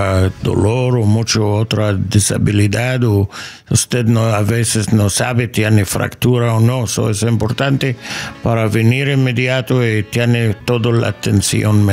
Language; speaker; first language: Spanish; non-native, learner; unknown